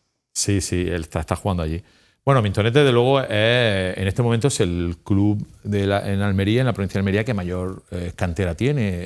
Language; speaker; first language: Spanish; native; Spanish